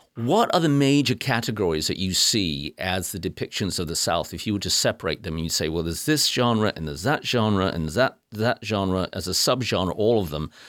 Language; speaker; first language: English; native; English